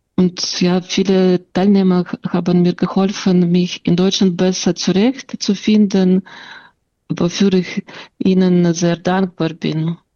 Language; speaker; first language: German; non-native, fluent; Russian